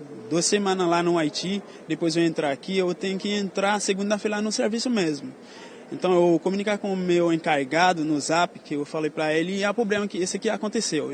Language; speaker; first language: Portuguese; non-native, learner; Haitian Creole